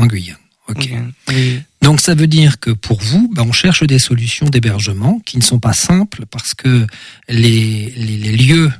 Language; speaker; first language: French; native; French